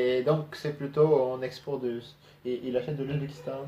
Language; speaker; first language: French; non-native, learner; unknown